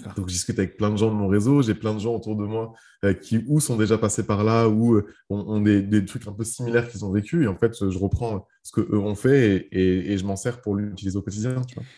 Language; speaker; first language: French; early bilingual, other home language; Arabic